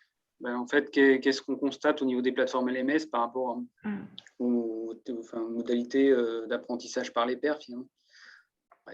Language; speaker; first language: French; native; French